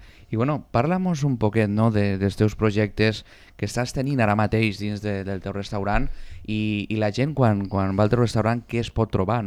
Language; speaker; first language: Catalan; native; Catalan